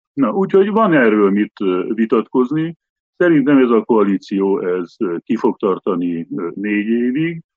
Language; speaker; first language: Hungarian; native; Hungarian